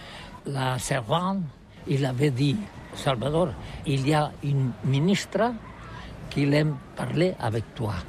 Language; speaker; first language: French; non-native, learner; Catalan